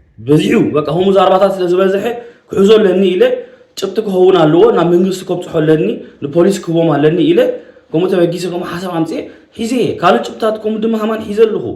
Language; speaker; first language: Tigrinya; early bilingual, heritage; Tigrinya